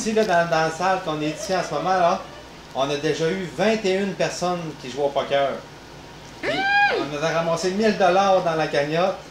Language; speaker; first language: French; native; French